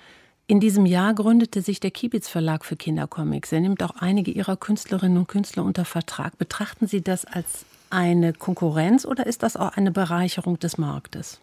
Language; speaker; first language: German; native; German